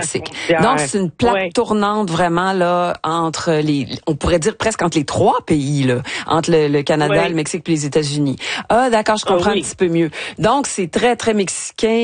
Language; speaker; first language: French; native; French